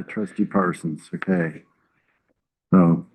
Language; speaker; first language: English; native; English